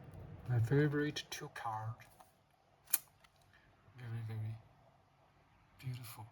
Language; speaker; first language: English; non-native, learner; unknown